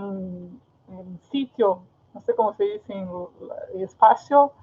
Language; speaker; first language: Spanish; non-native, fluent; Portuguese